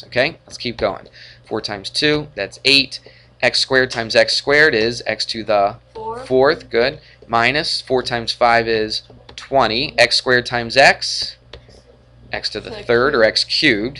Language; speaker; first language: English; native; English